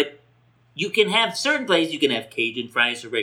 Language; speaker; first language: English; native; English